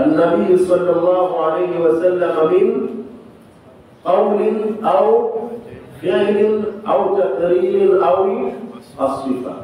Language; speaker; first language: Arabic; non-native, fluent; Swahili